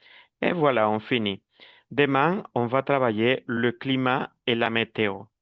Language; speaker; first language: French; non-native, fluent; Spanish